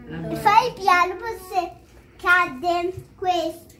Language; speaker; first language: Italian; early bilingual, other home language; Portuguese